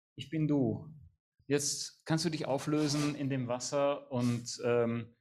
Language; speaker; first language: German; native; German